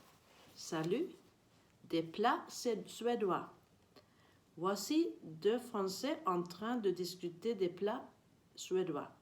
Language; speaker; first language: French; non-native, learner; Swedish